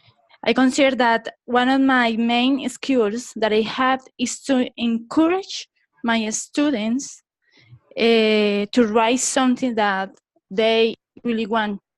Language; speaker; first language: English; non-native, learner; Spanish